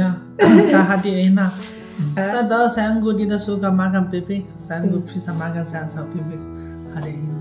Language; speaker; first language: Indonesian; non-native, learner; Chinese